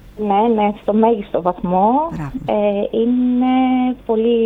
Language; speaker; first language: Greek; native; Greek